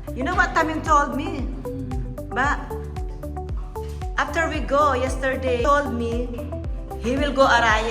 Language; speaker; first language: English; non-native, local second language; Filipino